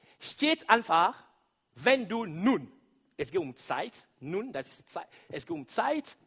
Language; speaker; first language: German; non-native, fluent; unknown